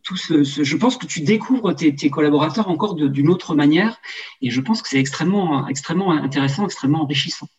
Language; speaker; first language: French; native; French